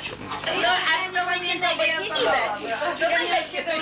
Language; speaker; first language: Polish; non-native, local second language; Belarusian